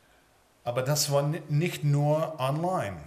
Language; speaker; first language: German; early bilingual, heritage; English